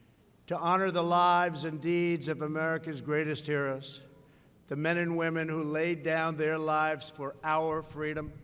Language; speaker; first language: English; native; English